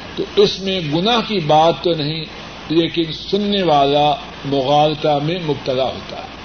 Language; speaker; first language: Urdu; non-native, local second language; Punjabi